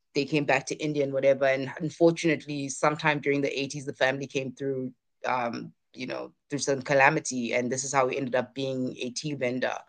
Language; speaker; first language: English; non-native, local second language; Zulu